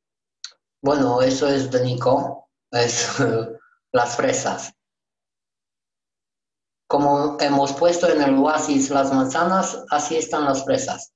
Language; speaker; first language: Spanish; non-native, learner; Romanian